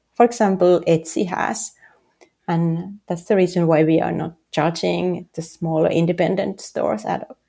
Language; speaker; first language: English; non-native, fluent; Finnish